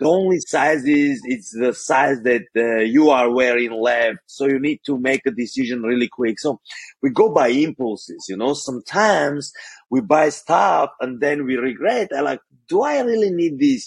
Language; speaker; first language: English; non-native, fluent; Armenian